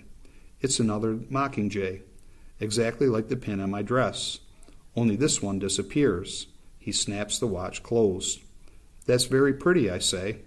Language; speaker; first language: English; native; English